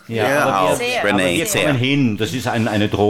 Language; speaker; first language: German; native; German